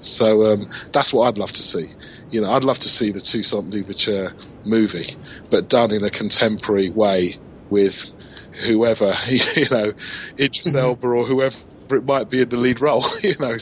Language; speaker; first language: English; native; English